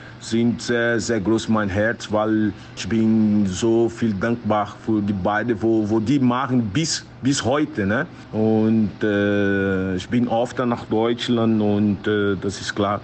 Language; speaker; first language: German; non-native, learner; Portuguese